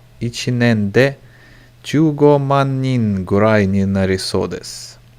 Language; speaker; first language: Japanese; non-native, learner; English